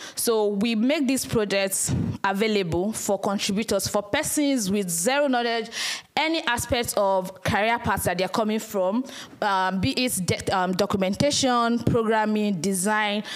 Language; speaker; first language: English; non-native, local second language; Yoruba